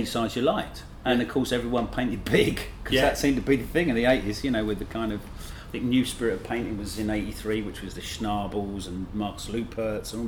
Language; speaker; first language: English; native; English